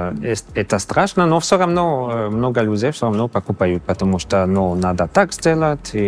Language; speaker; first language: Russian; non-native, fluent; English